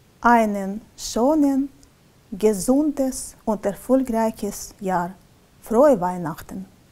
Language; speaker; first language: German; non-native, learner; Russian